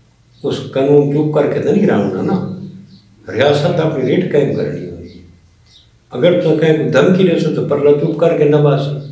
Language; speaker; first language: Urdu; non-native, local second language; Saraiki